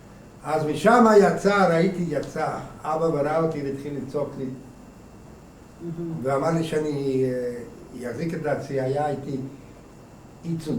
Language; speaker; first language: Hebrew; non-native, fluent; Hungarian